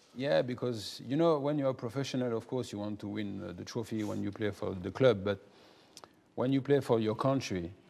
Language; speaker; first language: English; non-native, fluent; French